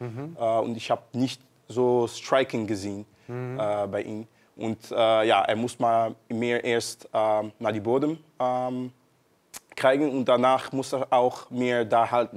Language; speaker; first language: German; non-native, learner; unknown